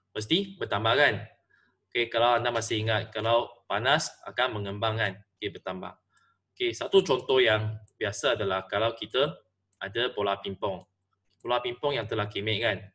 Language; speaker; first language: Malay; non-native, local second language; Chinese